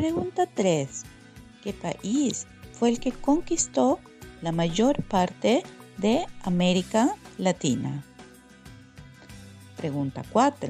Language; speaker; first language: Spanish; non-native, fluent; Norwegian